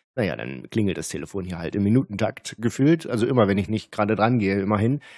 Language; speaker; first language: German; native; German